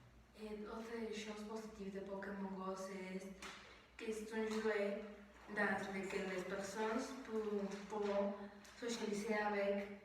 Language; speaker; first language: French; non-native, learner; Spanish